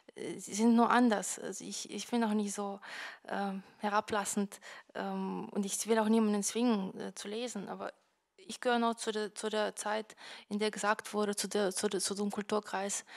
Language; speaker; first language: German; non-native, fluent; Ukrainian